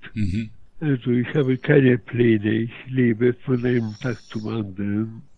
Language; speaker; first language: German; early bilingual, heritage; Polish